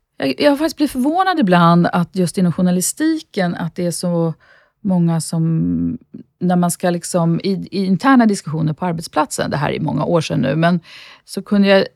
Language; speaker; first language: Swedish; native; Swedish